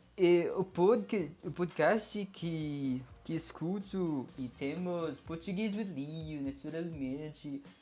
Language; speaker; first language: Portuguese; non-native, learner; Filipino